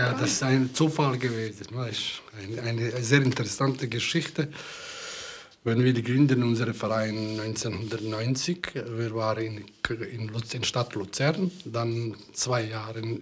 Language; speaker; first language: German; non-native, learner; Bosnian